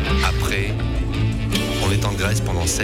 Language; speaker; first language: French; non-native, learner; Arabic